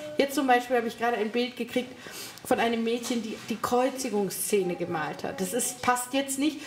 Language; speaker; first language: German; native; German